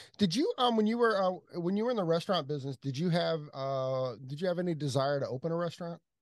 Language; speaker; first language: English; native; English